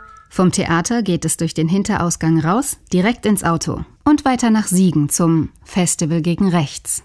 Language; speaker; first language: German; native; German